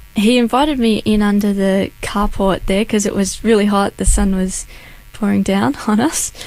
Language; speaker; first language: English; native; English